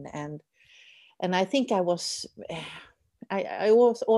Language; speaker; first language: English; non-native, fluent; Swedish